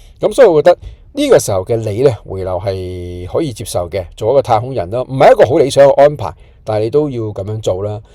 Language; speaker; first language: Cantonese; native; Cantonese